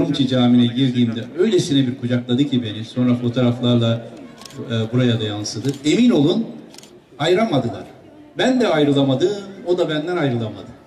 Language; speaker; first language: Turkish; native; Turkish